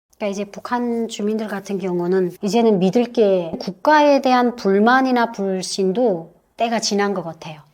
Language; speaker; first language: Korean; native; Korean